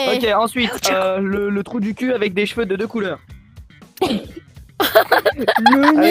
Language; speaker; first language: French; native; French